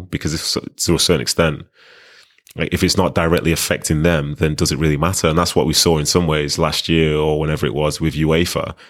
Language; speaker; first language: English; native; English